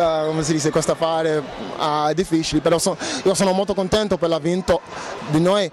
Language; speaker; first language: Italian; non-native, learner; English